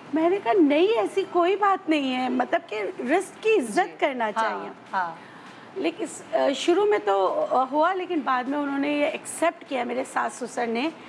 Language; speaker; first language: Urdu; native; Urdu